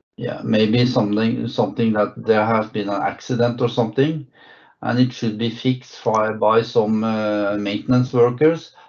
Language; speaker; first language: English; non-native, fluent; Norwegian